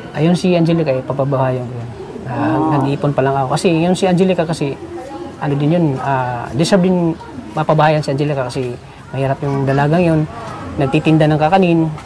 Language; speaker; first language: Filipino; non-native, local second language; Cebuano